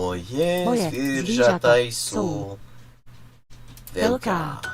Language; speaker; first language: Czech; non-native, learner; English